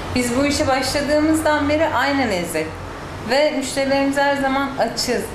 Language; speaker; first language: Turkish; native; Turkish